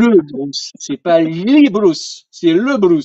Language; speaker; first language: French; native; French